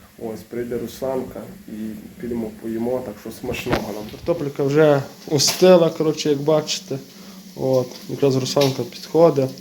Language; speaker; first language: Ukrainian; native; Ukrainian